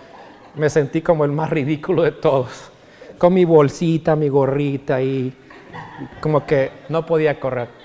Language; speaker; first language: Spanish; native; Spanish